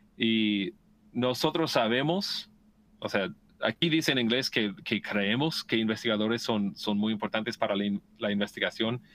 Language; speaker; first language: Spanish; non-native, fluent; English